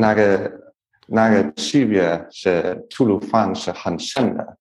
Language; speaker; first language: Chinese; non-native, learner; English